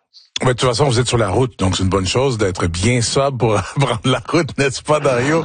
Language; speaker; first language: French; native; French